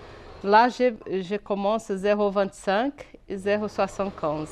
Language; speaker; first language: French; non-native, fluent; Portuguese